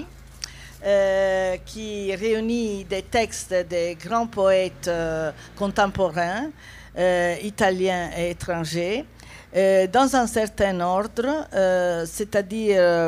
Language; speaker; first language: French; non-native, fluent; Italian